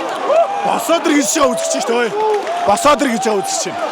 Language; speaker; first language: Mongolian; native; Mongolian